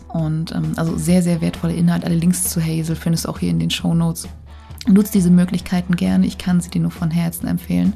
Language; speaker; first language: German; native; German